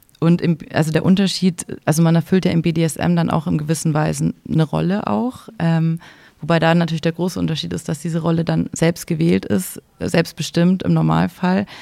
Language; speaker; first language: German; native; German